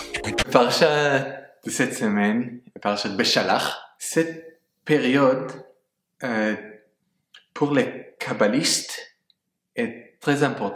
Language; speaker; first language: French; non-native, fluent; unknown